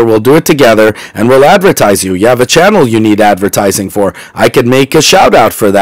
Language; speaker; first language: English; native; English